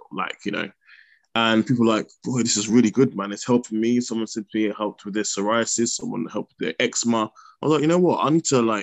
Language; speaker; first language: English; native; English